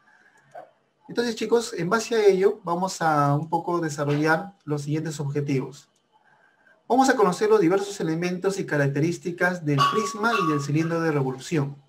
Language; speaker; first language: Spanish; native; Spanish